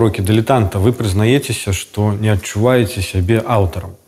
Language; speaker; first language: Russian; non-native, local second language; Belarusian